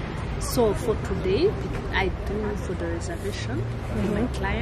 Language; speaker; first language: English; non-native, local second language; Kinyarwanda